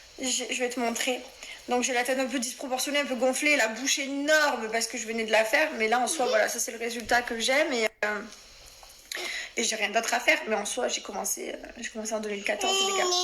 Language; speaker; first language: French; native; French